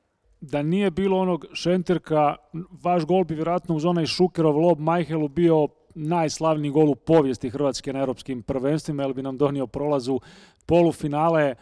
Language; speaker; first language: Croatian; native; Croatian